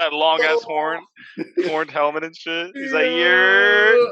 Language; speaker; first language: English; native; English